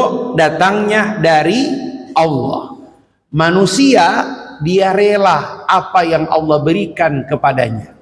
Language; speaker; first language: Indonesian; native; Indonesian